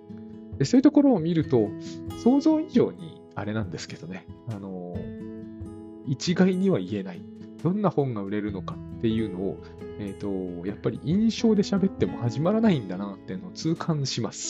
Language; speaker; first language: Japanese; native; Japanese